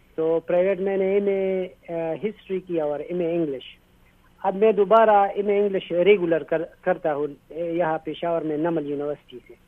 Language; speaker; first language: Urdu; non-native, local second language; Pashto